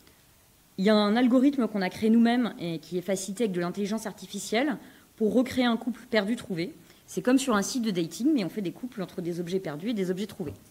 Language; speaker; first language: French; native; French